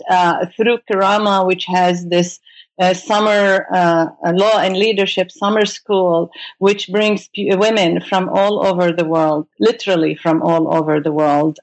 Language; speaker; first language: English; non-native, fluent; Arabic